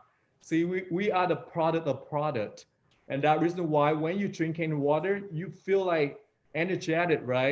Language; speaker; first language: English; non-native, fluent; Vietnamese